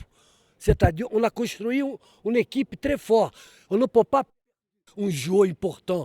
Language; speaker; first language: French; non-native, learner; Portuguese